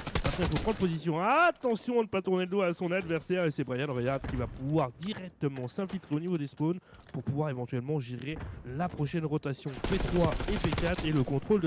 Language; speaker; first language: French; native; French